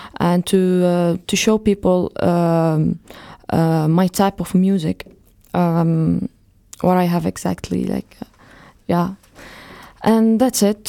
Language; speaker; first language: English; non-native, fluent; Arabic